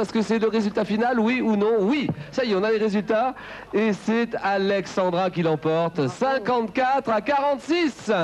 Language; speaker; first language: French; native; French